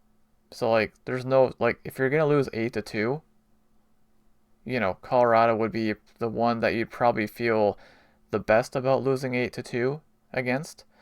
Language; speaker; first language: English; native; English